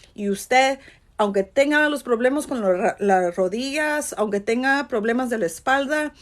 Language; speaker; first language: Spanish; early bilingual, heritage; Spanish